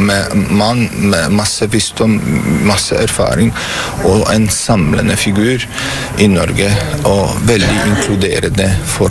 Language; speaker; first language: Norwegian; non-native, fluent; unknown